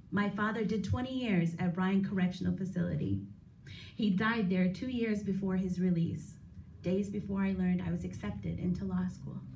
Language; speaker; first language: English; native; English